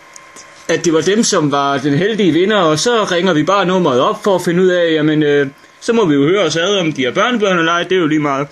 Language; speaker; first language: Danish; native; Danish